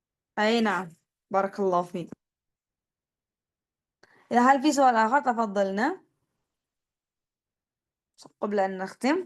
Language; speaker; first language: Arabic; non-native, fluent; Indonesian